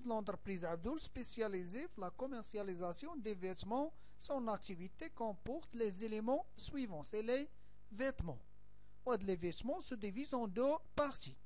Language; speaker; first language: French; non-native, local second language; Arabic